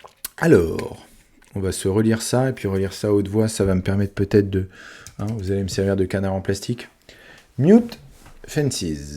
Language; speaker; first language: French; native; French